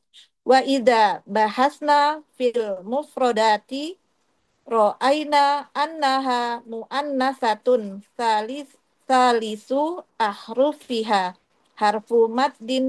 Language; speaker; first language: Arabic; non-native, learner; Indonesian